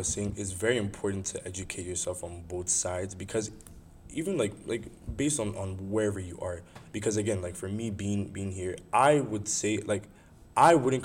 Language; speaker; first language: English; non-native, local second language; Igbo